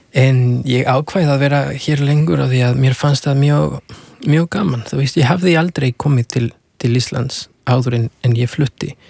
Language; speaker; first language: Icelandic; non-native, learner; Spanish